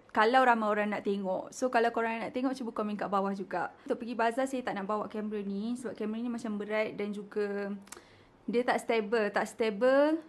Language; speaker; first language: Malay; native; Malay